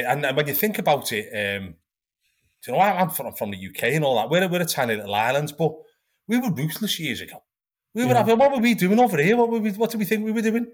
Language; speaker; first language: English; native; English